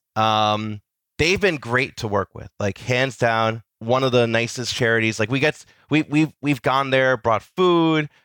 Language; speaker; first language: English; native; English